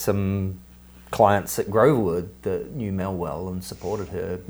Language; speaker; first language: English; native; English